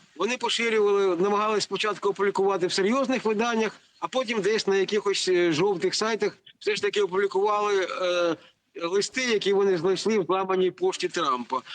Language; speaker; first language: Ukrainian; native; Ukrainian